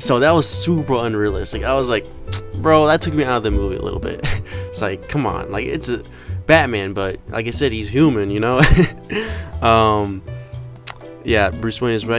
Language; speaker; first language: English; native; English